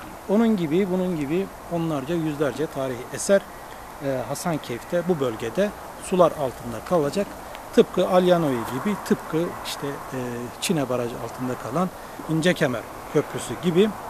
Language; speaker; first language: Turkish; native; Turkish